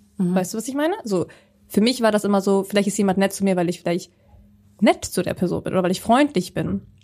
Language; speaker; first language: German; early bilingual, other home language; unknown